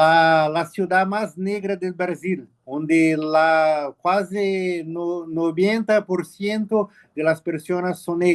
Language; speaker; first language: Spanish; non-native, learner; Portuguese